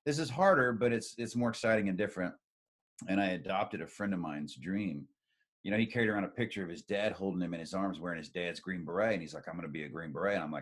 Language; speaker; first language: English; native; English